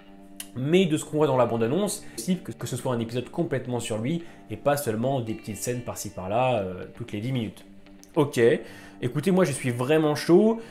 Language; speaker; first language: French; native; French